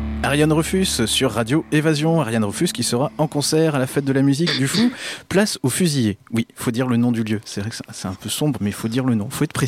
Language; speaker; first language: French; native; French